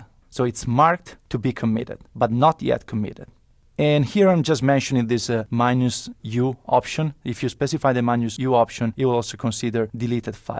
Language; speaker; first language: English; non-native, fluent; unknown